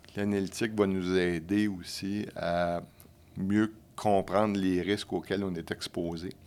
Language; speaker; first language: French; native; French